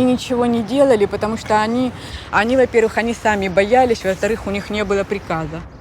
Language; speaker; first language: Russian; native; Russian